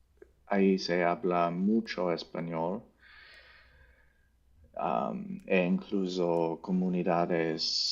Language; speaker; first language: Spanish; non-native, learner; English